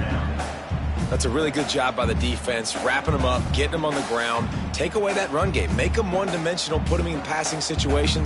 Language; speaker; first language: English; native; English